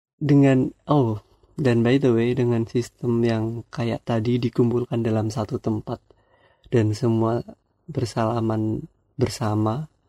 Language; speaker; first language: Indonesian; non-native, local second language; Javanese